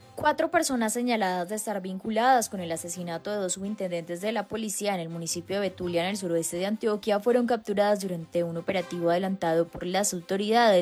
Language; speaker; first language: Spanish; native; Spanish